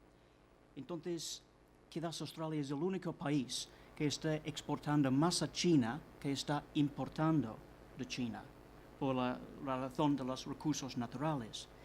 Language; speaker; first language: Spanish; non-native, fluent; English